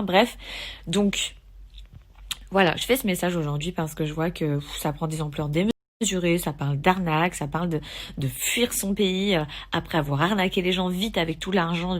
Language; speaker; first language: French; native; French